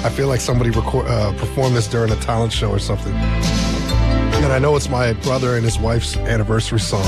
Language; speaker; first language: English; native; English